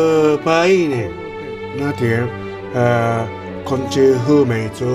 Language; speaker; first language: Chinese; non-native, fluent; Japanese